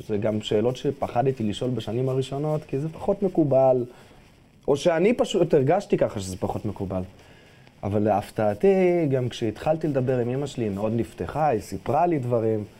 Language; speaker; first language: Hebrew; early bilingual, other home language; Russian